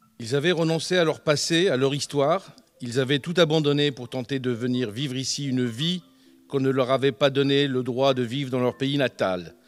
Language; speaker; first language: French; native; French